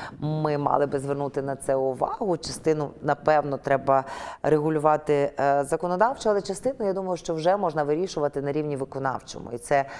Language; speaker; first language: Ukrainian; native; Ukrainian